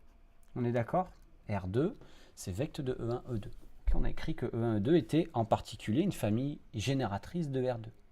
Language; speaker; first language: French; native; French